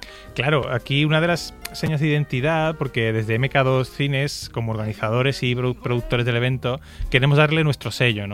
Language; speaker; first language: Spanish; native; Spanish